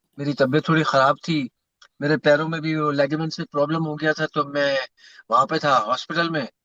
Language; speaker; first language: Urdu; native; Urdu